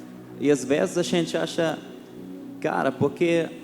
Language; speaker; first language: Portuguese; early bilingual, heritage; Portuguese